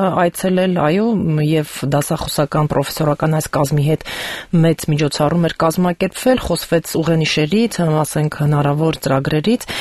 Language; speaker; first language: Armenian; native; Armenian